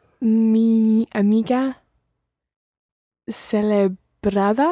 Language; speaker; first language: Spanish; non-native, learner; English